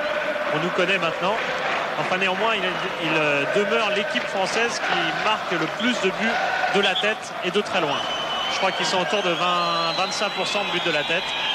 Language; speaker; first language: French; native; French